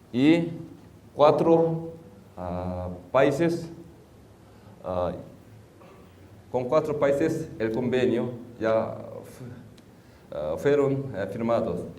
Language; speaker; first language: Spanish; non-native, fluent; Korean